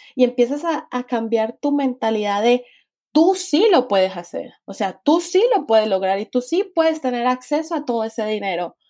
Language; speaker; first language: Spanish; native; Spanish